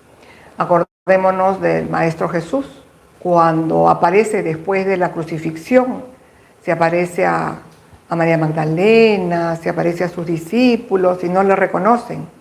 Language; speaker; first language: Spanish; native; Spanish